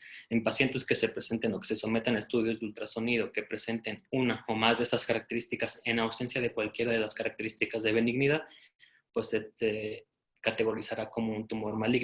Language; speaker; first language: Spanish; native; Spanish